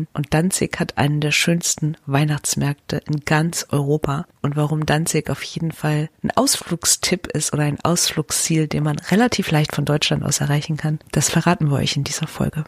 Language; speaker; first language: German; native; German